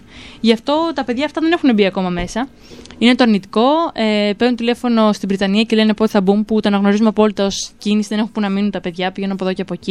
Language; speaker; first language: Greek; native; Greek